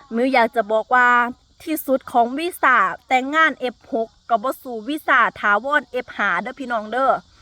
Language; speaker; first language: Thai; native; Thai